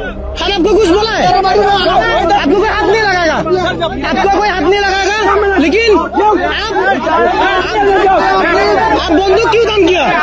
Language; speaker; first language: Hindi; non-native, learner; Bangla